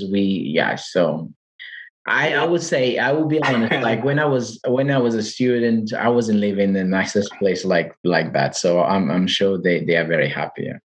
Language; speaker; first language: English; non-native, fluent; Portuguese